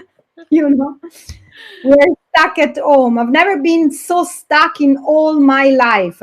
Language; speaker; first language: English; non-native, fluent; Italian